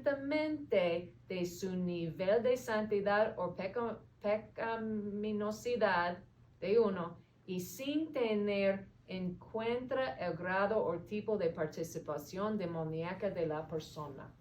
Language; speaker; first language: Spanish; non-native, learner; English